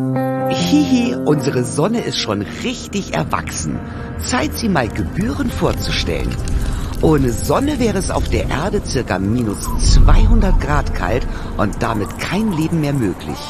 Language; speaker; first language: German; native; German